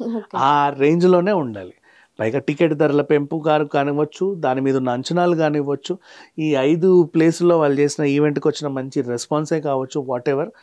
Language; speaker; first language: Telugu; native; Telugu